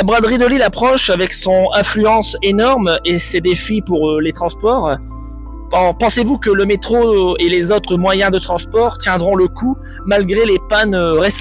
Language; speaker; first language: French; native; French